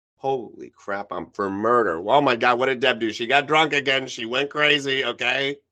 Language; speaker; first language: English; early bilingual, other home language; Spanish